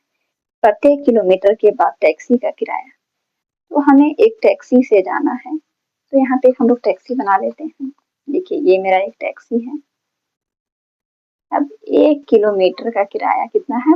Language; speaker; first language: Hindi; native; Hindi